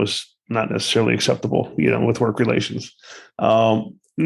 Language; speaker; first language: English; native; English